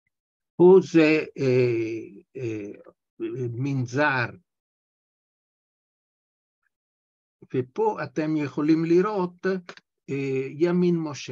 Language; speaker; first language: Hebrew; non-native, fluent; Italian